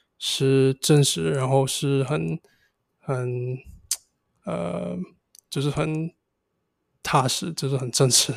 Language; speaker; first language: Chinese; non-native, fluent; English